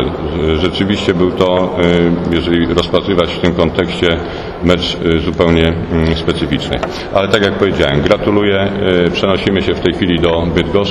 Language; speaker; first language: Polish; native; Polish